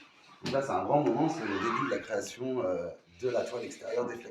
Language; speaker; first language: French; native; French